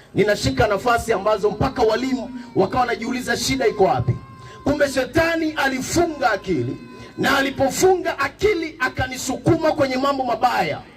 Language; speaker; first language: Swahili; native; Swahili